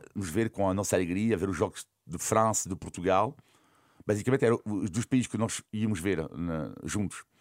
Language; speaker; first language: Portuguese; non-native, fluent; French